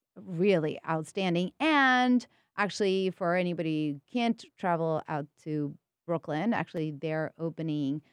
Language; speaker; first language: English; early bilingual, other home language; Spanish